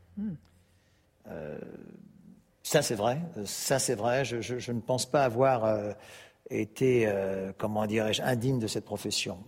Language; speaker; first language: French; native; French